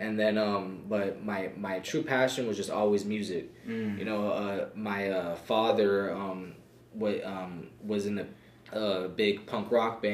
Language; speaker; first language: English; native; English